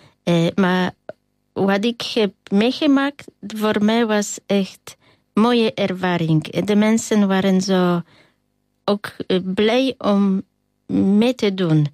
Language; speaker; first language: Dutch; non-native, learner; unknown